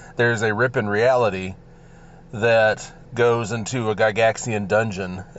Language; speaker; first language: English; native; English